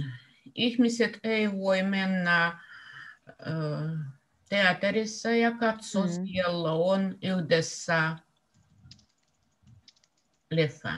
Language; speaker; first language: Finnish; non-native, learner; Russian